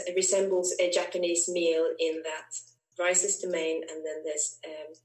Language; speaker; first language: English; non-native, fluent; Swedish